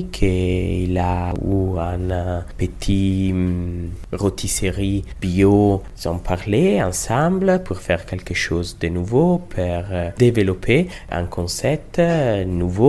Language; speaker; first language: French; non-native, learner; Italian